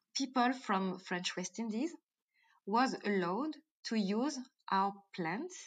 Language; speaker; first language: English; non-native, fluent; French